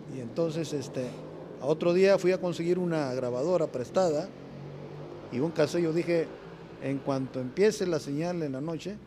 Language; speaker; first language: Spanish; native; Spanish